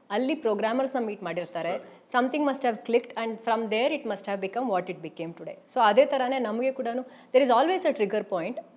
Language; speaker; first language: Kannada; native; Kannada